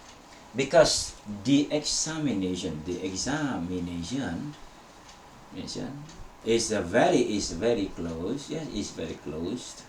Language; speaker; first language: English; non-native, fluent; Indonesian